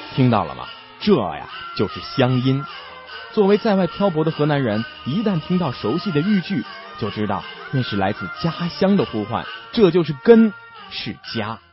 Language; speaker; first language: Chinese; native; Chinese